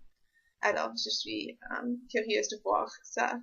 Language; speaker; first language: French; non-native, local second language; English